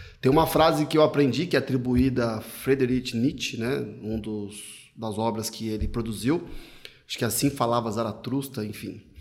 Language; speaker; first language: Portuguese; native; Portuguese